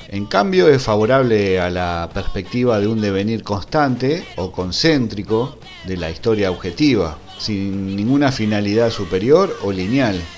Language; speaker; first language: Spanish; native; Spanish